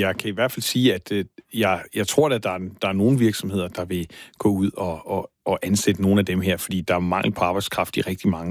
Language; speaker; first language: Danish; native; Danish